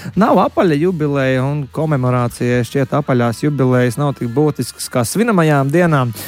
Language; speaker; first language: Latvian; native; Latvian